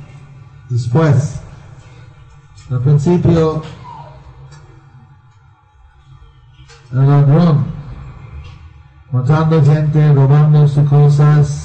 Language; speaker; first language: Spanish; non-native, learner; Bangla